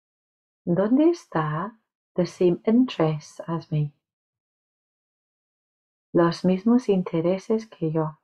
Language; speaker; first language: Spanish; non-native, fluent; English